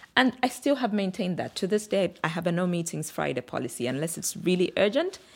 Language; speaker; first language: English; non-native, local second language; Bemba